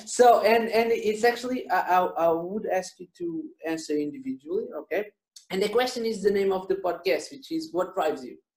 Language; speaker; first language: English; non-native, fluent; Portuguese